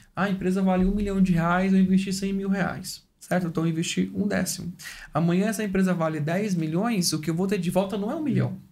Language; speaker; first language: Portuguese; native; Portuguese